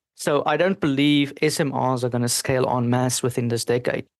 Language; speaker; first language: English; non-native, local second language; Afrikaans